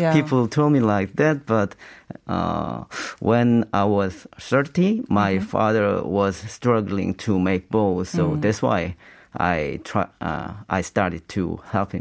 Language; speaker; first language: English; non-native, learner; Korean